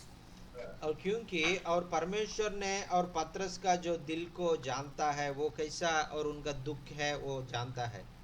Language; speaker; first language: Hindi; non-native, local second language; Telugu